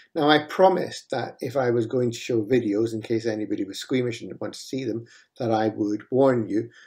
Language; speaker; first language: English; native; English